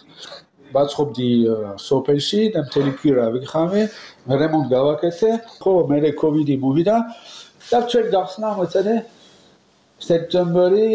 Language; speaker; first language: Georgian; non-native, learner; French